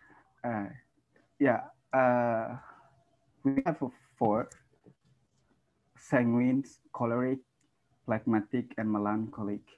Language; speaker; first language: English; non-native, learner; Indonesian